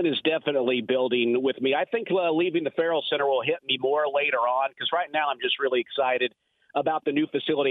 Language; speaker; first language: English; native; English